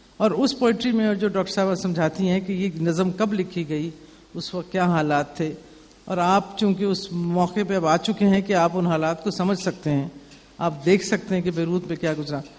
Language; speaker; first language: Urdu; non-native, local second language; Punjabi